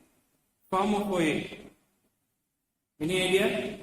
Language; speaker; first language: French; non-native, fluent; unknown